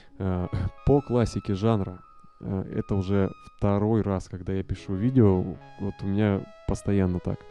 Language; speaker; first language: Russian; native; Russian